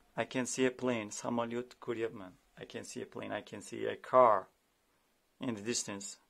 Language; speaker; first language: English; non-native, fluent; Uzbek